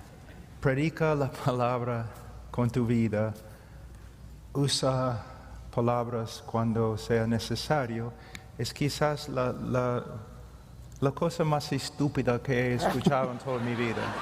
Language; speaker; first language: Spanish; non-native, fluent; English